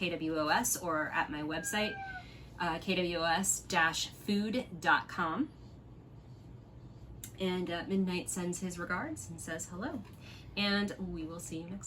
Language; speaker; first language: English; native; English